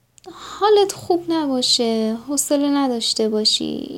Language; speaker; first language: Persian; native; Persian